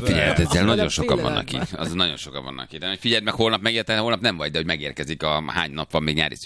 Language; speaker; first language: Hungarian; native; Hungarian